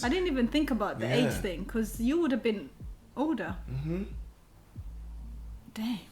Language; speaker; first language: English; native; English